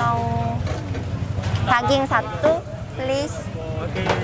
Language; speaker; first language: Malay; non-native, learner; Korean